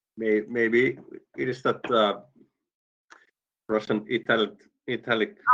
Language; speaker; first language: English; non-native, fluent; Finnish